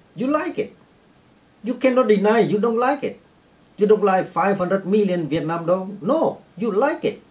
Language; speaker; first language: English; non-native, fluent; Vietnamese